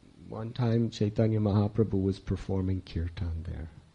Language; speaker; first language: English; native; English